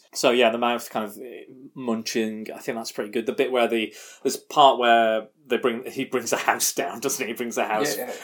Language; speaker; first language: English; native; English